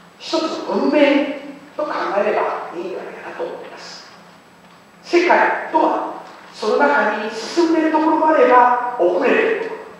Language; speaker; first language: Japanese; non-native, fluent; Chinese